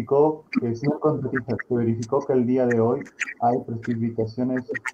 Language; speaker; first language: Spanish; native; Spanish